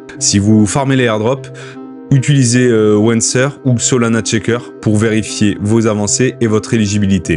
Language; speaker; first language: French; native; French